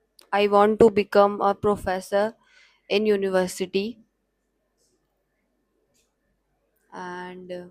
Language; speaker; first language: English; non-native, learner; Urdu